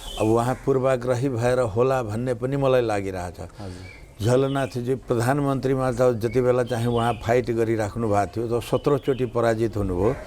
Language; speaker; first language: Nepali; non-native, local second language; Maithili